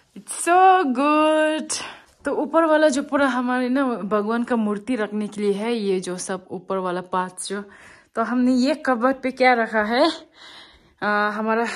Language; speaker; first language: Hindi; non-native, local second language; Tibetan